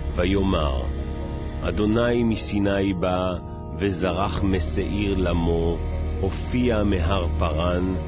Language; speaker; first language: Hebrew; native; Hebrew